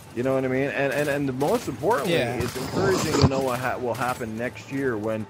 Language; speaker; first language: English; native; English